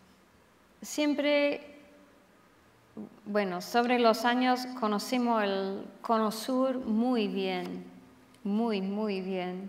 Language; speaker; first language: Spanish; non-native, fluent; English